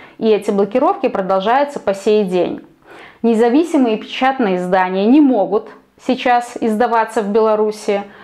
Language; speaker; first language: Russian; native; Russian